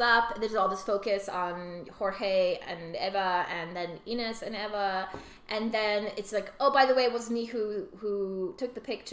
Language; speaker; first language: English; native; English